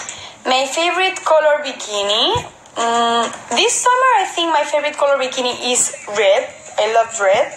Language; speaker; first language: English; non-native, fluent; Spanish